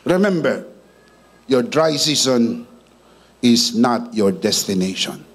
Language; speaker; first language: English; non-native, local second language; Filipino